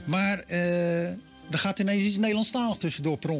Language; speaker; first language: Dutch; native; Dutch